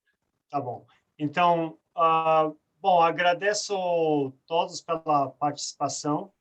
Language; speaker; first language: Portuguese; non-native, fluent; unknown